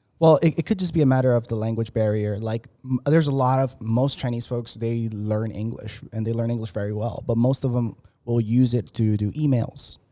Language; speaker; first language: English; early bilingual, other home language; Spanish